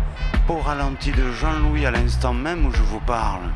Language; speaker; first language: French; native; French